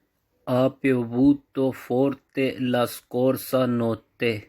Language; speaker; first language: Italian; non-native, fluent; Urdu